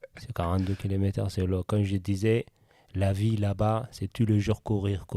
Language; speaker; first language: French; non-native, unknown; Tigrinya